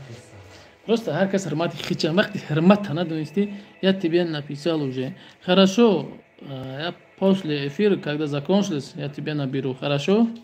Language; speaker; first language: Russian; non-native, learner; Tajik